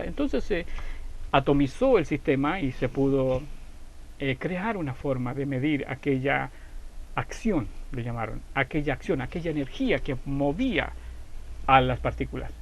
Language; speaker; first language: Spanish; native; Spanish